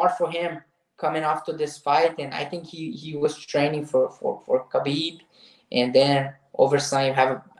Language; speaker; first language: English; non-native, fluent; Portuguese